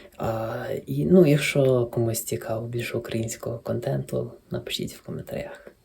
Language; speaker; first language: Ukrainian; early bilingual, heritage; Ukrainian